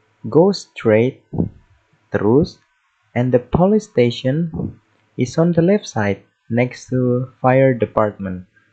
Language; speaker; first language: English; non-native, fluent; Indonesian